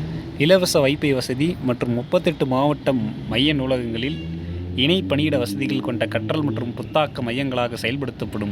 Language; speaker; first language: Tamil; native; Tamil